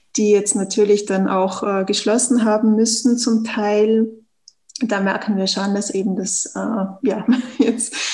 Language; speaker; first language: German; native; German